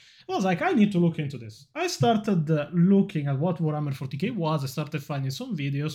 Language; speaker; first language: English; non-native, fluent; Italian